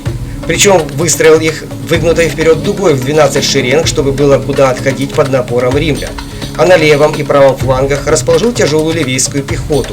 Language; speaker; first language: Russian; native; Russian